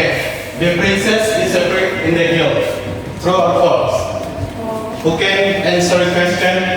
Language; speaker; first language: English; non-native, fluent; Indonesian